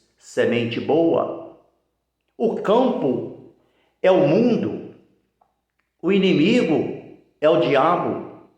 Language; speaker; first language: Portuguese; native; Portuguese